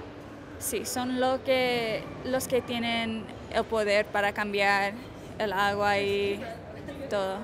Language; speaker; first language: Spanish; non-native, fluent; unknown